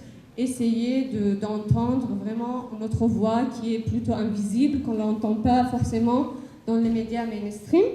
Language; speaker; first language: French; non-native, fluent; Persian